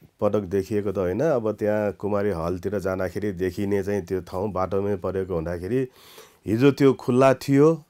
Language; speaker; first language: Nepali; non-native, local second language; Newari